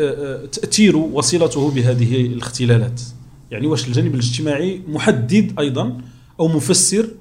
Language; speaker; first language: Arabic; native; Arabic